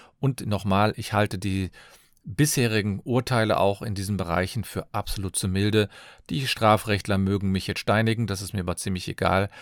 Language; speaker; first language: German; native; German